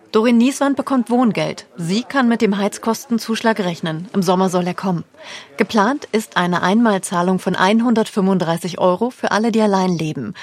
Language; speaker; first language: German; native; German